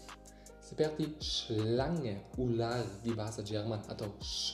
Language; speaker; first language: Indonesian; non-native, learner; German